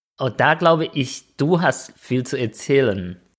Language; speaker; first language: German; non-native, fluent; Chinese